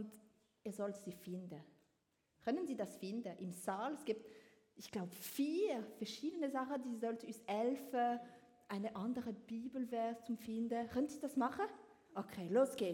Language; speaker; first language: German; non-native, learner; French